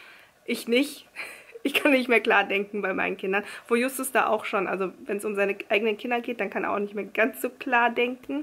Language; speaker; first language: German; native; German